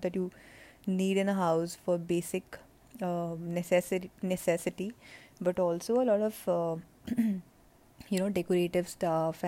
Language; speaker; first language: English; non-native, local second language; Hindi